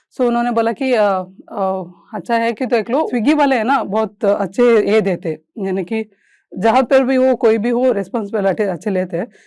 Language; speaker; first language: Hindi; non-native, local second language; Kannada